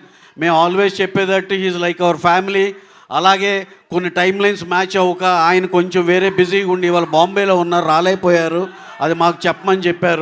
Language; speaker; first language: Telugu; native; Telugu